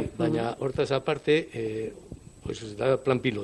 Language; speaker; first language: Basque; non-native, local second language; Spanish